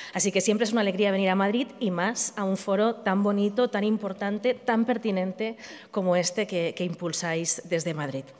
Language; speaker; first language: Spanish; native; Spanish